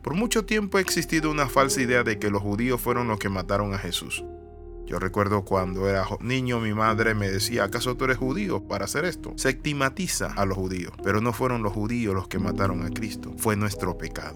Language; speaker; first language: Spanish; native; Spanish